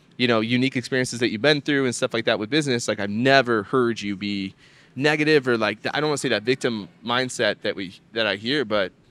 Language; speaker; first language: English; native; English